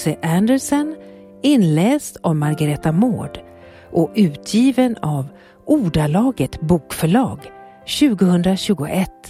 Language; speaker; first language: Swedish; native; Swedish